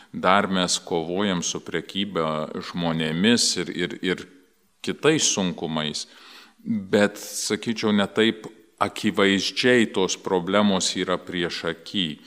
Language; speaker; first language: Lithuanian; early bilingual, heritage; Lithuanian